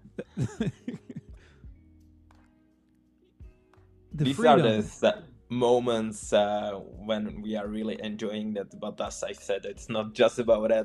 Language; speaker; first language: English; non-native, fluent; Czech